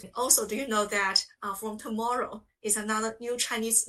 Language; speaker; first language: English; non-native, fluent; Chinese